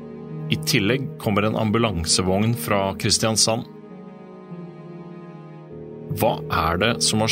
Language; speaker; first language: Norwegian; native; Norwegian